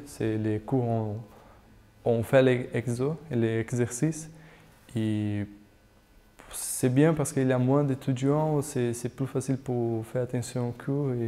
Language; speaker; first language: French; non-native, fluent; Portuguese